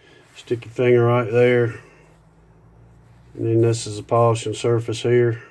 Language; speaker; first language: English; native; English